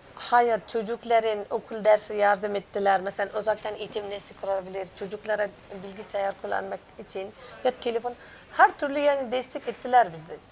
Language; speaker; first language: Turkish; non-native, learner; Persian